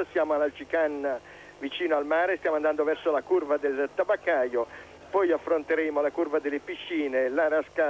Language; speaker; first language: Italian; native; Italian